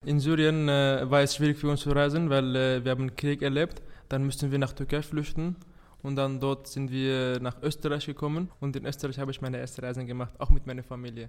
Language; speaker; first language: German; non-native, fluent; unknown